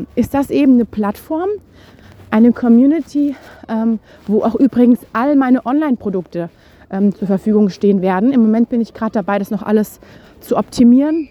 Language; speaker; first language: German; native; German